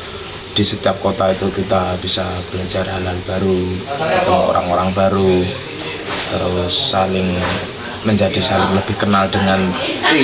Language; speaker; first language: Indonesian; non-native, local second language; Javanese